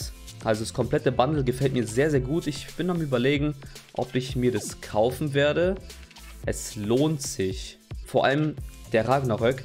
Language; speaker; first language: German; native; German